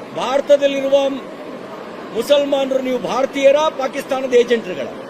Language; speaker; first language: Kannada; native; Kannada